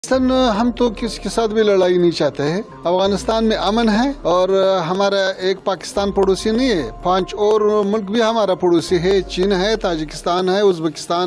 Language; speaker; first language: Hindi; non-native, fluent; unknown